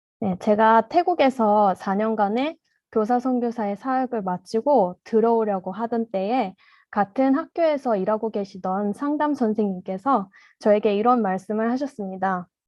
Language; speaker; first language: Korean; early bilingual, heritage; Korean